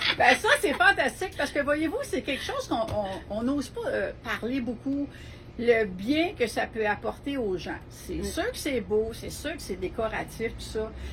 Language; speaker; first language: French; native; French